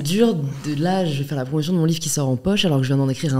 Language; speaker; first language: French; native; French